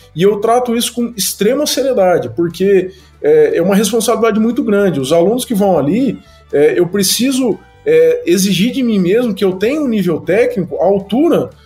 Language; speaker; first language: Portuguese; native; Portuguese